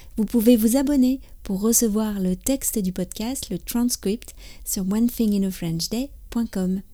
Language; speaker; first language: French; native; French